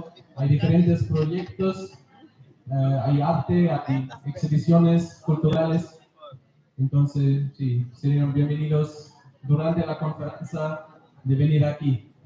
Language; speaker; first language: Spanish; non-native, learner; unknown